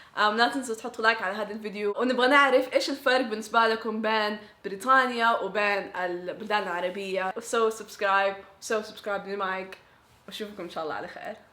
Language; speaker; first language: Arabic; native; Arabic